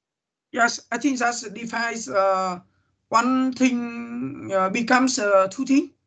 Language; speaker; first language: English; non-native, learner; Vietnamese